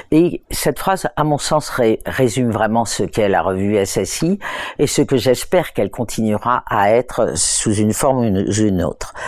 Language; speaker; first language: French; native; French